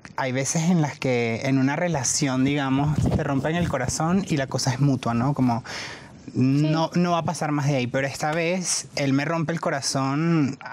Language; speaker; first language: Spanish; native; Spanish